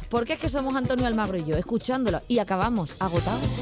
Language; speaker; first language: Spanish; native; Spanish